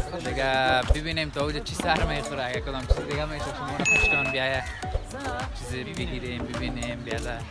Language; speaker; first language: Persian; native; Persian